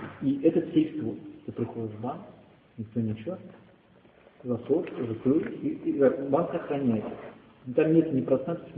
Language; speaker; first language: Russian; native; Russian